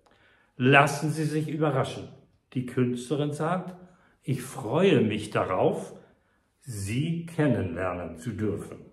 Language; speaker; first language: German; native; German